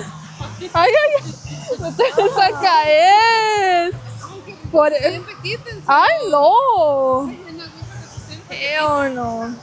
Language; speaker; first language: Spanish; early bilingual, heritage; English